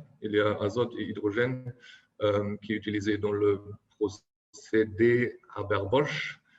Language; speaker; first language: French; non-native, fluent; German